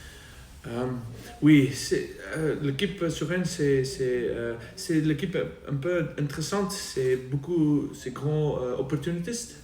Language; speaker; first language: French; non-native, learner; English